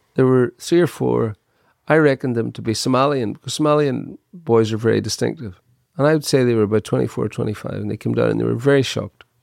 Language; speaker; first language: English; native; English